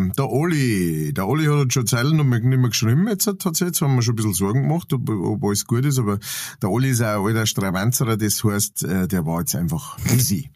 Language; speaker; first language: German; native; German